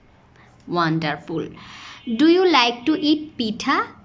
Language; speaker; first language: English; non-native, fluent; Bangla